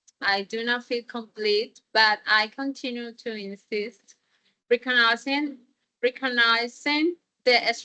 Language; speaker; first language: English; non-native, fluent; Spanish